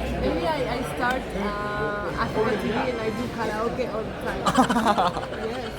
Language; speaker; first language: English; non-native, fluent; Spanish